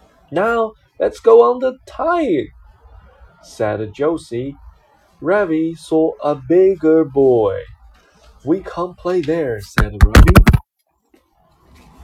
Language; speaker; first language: English; non-native, fluent; Chinese